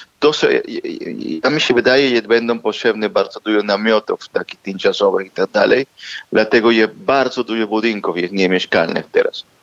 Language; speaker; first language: Polish; non-native, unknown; Spanish